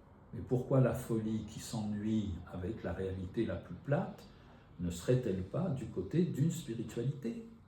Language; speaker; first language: French; native; French